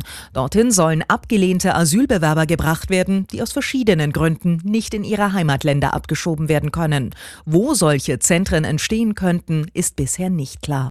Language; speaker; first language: German; native; German